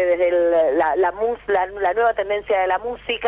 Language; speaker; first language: Spanish; native; Spanish